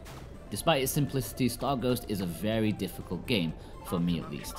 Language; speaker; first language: English; native; English